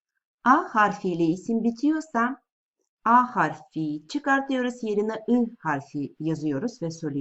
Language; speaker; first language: Turkish; non-native, fluent; Russian